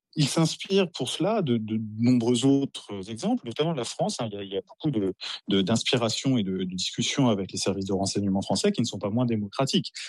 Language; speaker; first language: French; native; French